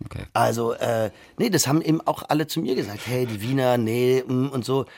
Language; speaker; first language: German; native; German